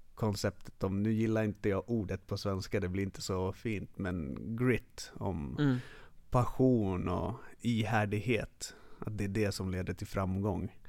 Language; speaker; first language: Swedish; early bilingual, other home language; Finnish